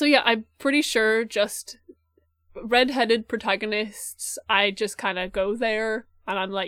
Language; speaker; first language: English; native; English